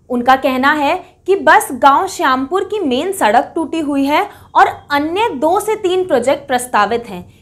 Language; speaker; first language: Hindi; native; Hindi